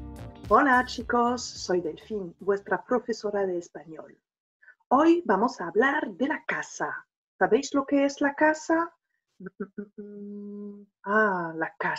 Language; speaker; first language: Spanish; non-native, fluent; French